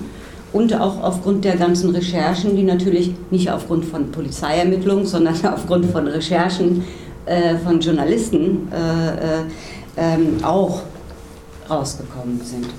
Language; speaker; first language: German; native; German